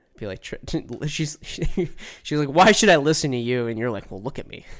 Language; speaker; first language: English; native; English